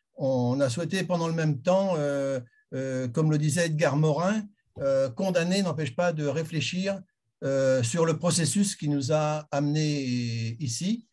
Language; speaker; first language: French; native; French